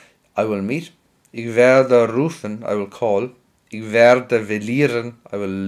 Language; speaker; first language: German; non-native, fluent; English